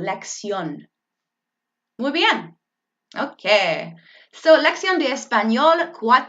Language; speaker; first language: Spanish; non-native, learner; English